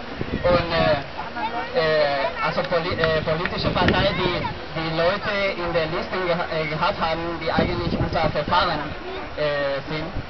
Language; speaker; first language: German; non-native, learner; Spanish